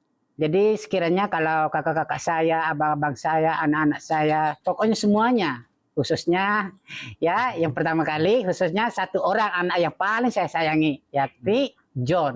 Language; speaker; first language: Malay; non-native, fluent; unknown